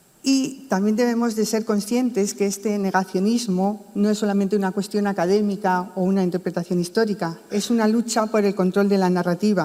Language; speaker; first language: Spanish; native; Spanish